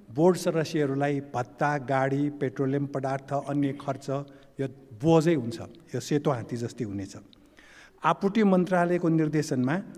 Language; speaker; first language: Nepali; non-native, local second language; Newari